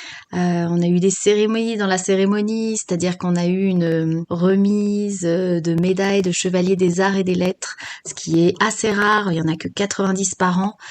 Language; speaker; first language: French; native; French